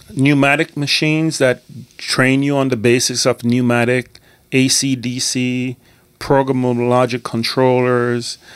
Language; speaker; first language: English; native; English